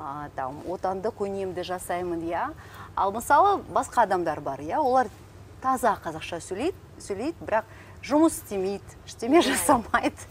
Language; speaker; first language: Kazakh; non-native, local second language; Russian